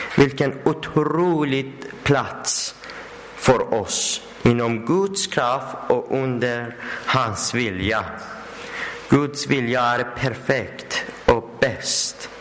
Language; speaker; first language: Swedish; non-native, learner; Persian